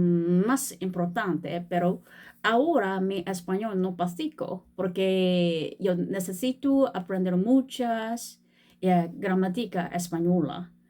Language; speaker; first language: Spanish; non-native, learner; Korean